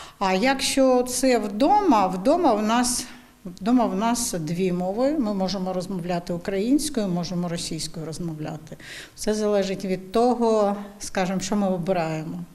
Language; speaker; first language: Ukrainian; non-native, local second language; Russian